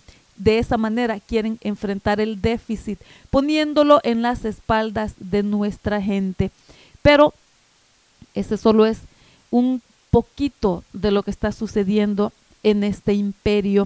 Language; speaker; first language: Spanish; native; Spanish